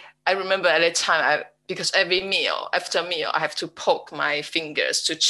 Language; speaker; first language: English; non-native, fluent; Chinese